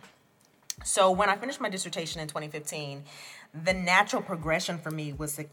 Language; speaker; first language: English; native; English